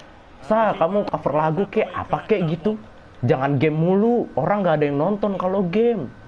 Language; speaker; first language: Indonesian; native; Indonesian